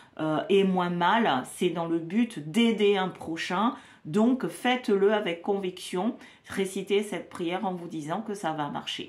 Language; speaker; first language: French; native; French